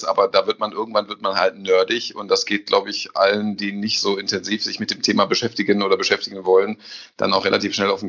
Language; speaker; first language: German; native; German